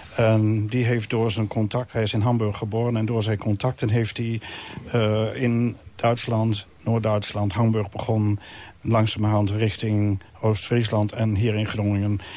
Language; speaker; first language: Dutch; native; Dutch